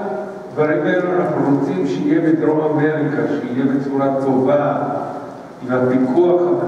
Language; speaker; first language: Hebrew; early bilingual, other home language; Spanish